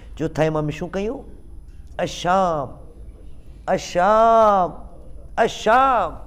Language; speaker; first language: Gujarati; early bilingual, heritage; Gujarati